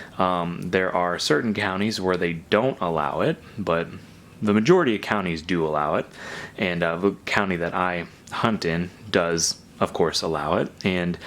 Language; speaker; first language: English; native; English